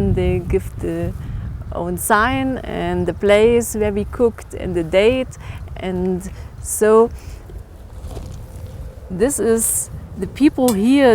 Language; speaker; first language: English; non-native, learner; German